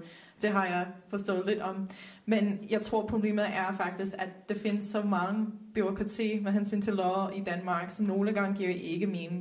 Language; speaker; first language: Danish; non-native, fluent; Dutch